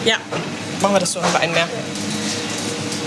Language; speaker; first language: German; native; German